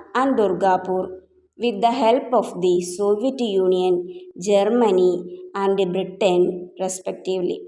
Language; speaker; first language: English; non-native, local second language; Malayalam